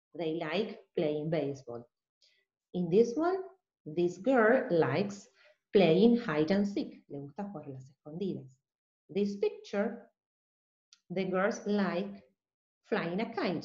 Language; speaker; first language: English; non-native, fluent; Spanish